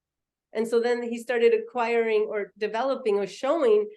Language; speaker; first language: English; native; English